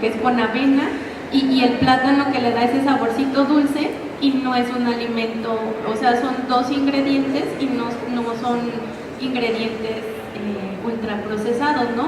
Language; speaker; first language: Spanish; native; Spanish